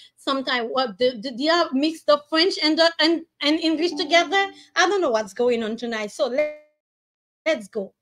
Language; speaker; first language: English; non-native, learner; Haitian Creole